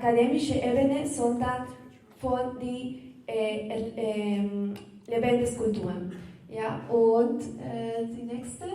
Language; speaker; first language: German; non-native, learner; Spanish